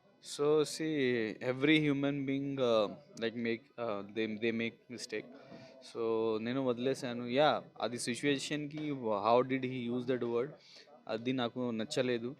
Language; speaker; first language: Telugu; non-native, local second language; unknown